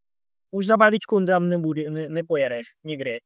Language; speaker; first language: Czech; non-native, fluent; Russian